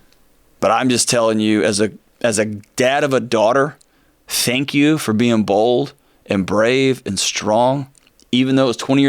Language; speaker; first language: English; native; English